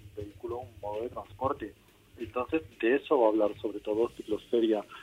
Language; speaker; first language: Spanish; native; Spanish